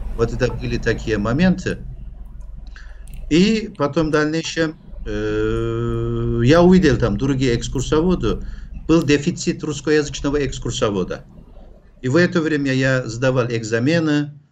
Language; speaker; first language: Russian; non-native, fluent; Turkish